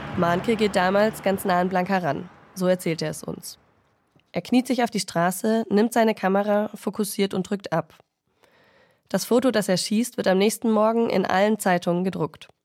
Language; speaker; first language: German; native; German